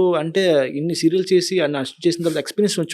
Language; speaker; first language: Telugu; native; Telugu